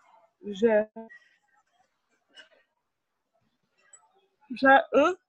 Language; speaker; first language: French; non-native, learner; Portuguese